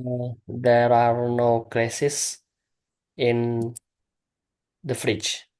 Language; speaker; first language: English; non-native, learner; Indonesian